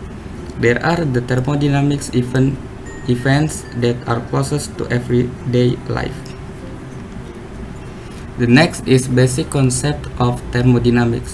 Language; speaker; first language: English; non-native, learner; Indonesian